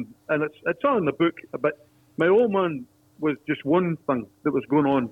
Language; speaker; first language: English; native; English